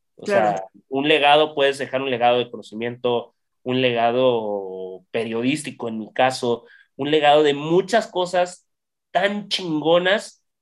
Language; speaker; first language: Spanish; native; Spanish